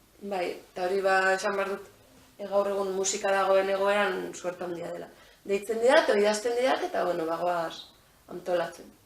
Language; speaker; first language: Basque; native; Basque